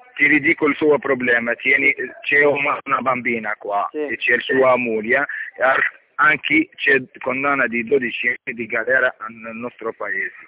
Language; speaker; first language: Italian; non-native, learner; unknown